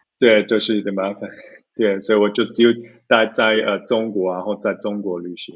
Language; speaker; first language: Chinese; early bilingual, heritage; Chinese